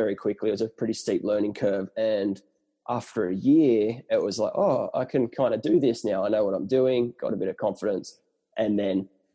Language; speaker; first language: English; native; English